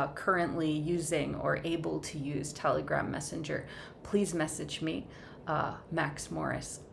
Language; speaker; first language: English; native; English